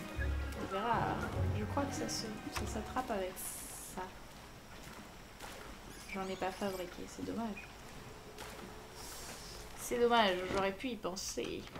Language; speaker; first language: French; native; French